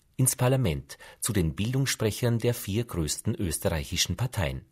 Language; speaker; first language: German; native; German